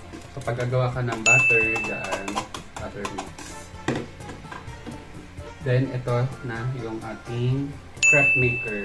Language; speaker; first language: Filipino; native; Filipino